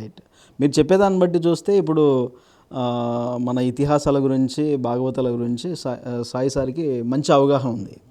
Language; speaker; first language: Telugu; native; Telugu